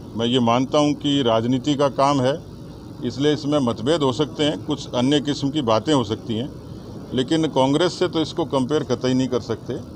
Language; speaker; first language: Hindi; native; Hindi